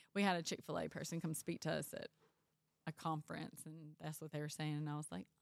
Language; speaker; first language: English; native; English